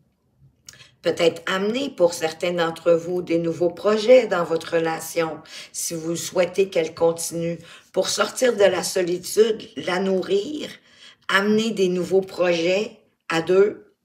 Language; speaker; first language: French; native; French